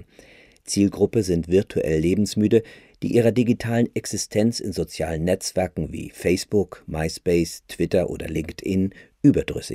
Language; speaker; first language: German; native; German